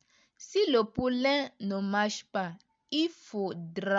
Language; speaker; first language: French; non-native, learner; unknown